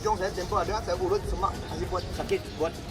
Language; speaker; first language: Indonesian; non-native, local second language; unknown